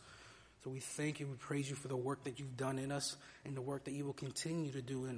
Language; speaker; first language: English; native; English